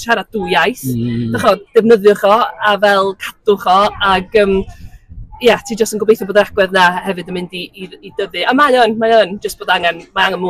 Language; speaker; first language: Welsh; native; Welsh